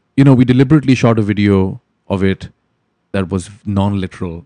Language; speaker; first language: English; non-native, local second language; Urdu